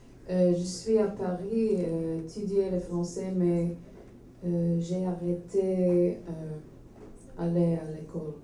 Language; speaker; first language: French; non-native, learner; English